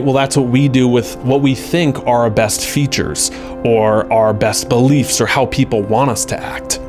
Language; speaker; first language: English; native; English